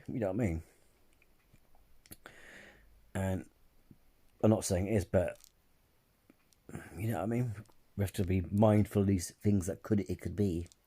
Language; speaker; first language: English; native; English